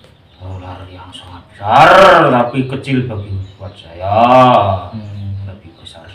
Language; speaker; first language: Indonesian; non-native, local second language; Javanese